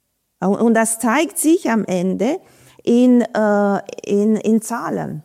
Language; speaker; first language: German; non-native, fluent; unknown